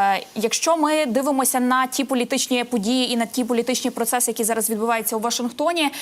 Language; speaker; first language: Ukrainian; native; Ukrainian